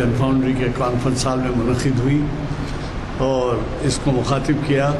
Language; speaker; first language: Urdu; native; Urdu